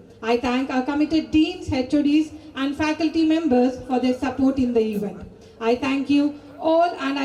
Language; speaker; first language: English; non-native, local second language; Telugu